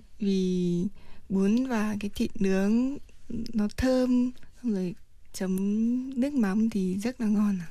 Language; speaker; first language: Vietnamese; early bilingual, heritage; Vietnamese